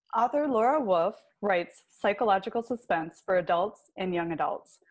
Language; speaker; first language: English; native; English